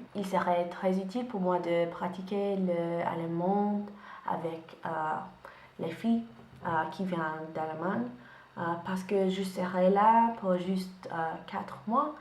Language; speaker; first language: French; non-native, learner; English